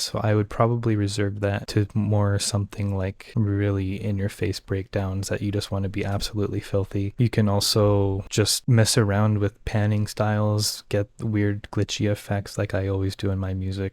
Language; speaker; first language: English; native; English